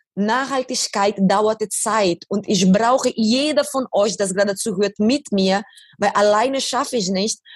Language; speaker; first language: German; non-native, fluent; Portuguese